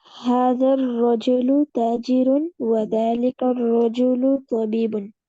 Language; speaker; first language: Arabic; non-native, learner; Urdu